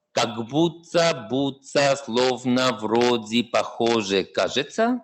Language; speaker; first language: Russian; non-native, fluent; Spanish